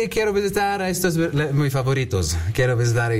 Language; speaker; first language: Spanish; non-native, learner; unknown